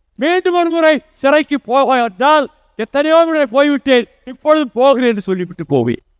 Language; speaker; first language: Tamil; native; Tamil